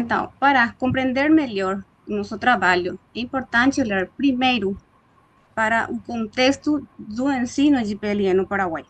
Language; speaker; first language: Portuguese; non-native, fluent; Spanish